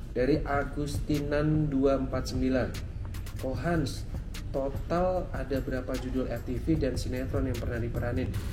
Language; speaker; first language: Indonesian; native; Indonesian